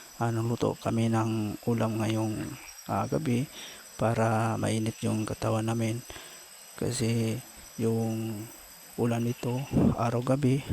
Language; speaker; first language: Filipino; non-native, local second language; Cebuano